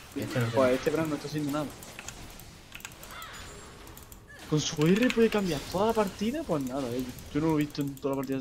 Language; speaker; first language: Spanish; native; Spanish